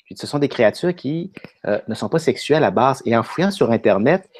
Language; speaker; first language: French; native; French